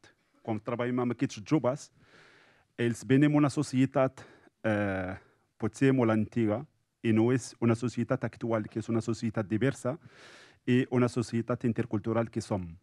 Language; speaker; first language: Catalan; non-native, local second language; Spanish